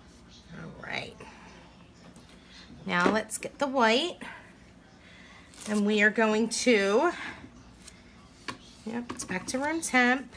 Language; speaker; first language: English; native; English